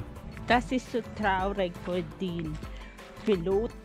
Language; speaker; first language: German; non-native, learner; Filipino